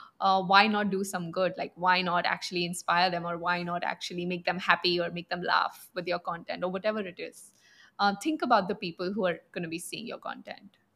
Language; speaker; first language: English; non-native, local second language; Punjabi